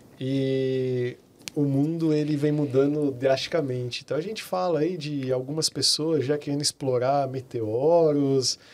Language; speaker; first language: Portuguese; native; Portuguese